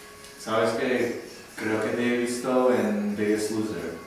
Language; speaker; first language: Spanish; non-native, learner; English